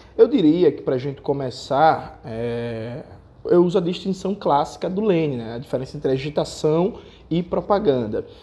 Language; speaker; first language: Portuguese; native; Portuguese